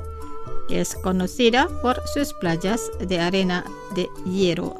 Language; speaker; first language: Spanish; non-native, fluent; Indonesian